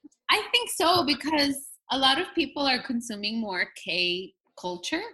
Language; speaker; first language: English; early bilingual, other home language; Spanish